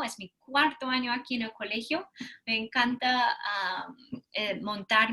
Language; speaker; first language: Spanish; non-native, fluent; English